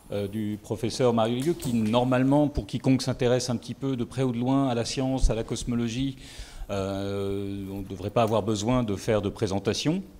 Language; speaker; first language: French; native; French